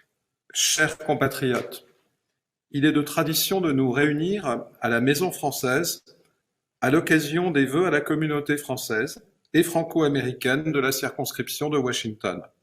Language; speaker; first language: French; native; French